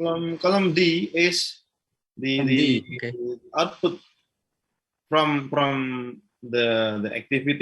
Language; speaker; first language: English; non-native, learner; Malay